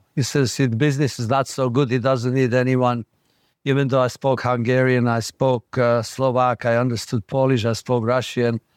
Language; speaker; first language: English; non-native, fluent; Slovak